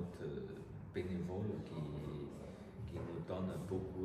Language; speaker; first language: French; non-native, learner; Chinese